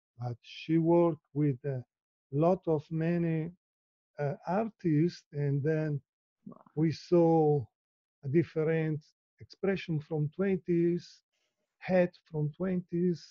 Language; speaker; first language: English; non-native, learner; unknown